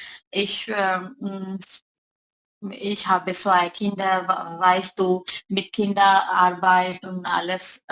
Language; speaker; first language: German; non-native, learner; Urdu